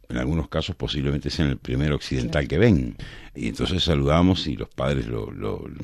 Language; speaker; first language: Spanish; native; Spanish